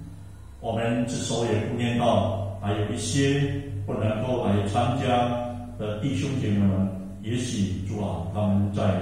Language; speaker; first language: Chinese; early bilingual, heritage; Indonesian